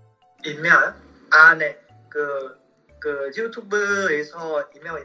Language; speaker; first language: Korean; non-native, learner; Vietnamese